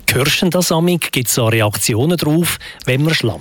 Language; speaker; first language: German; native; German